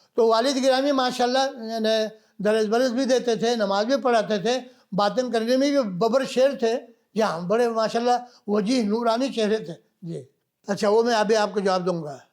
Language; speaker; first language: Urdu; non-native, local second language; Balti